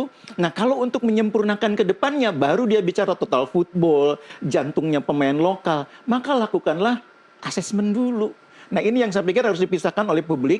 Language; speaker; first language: Indonesian; native; Indonesian